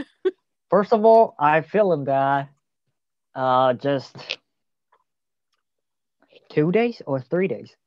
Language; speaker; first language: English; non-native, learner; Korean